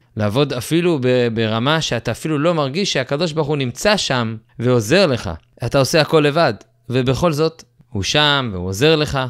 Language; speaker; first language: Hebrew; native; Hebrew